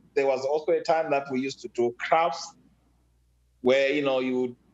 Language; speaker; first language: English; non-native, local second language; Shona